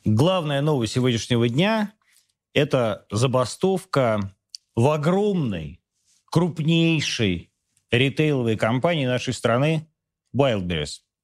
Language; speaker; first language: Russian; native; Russian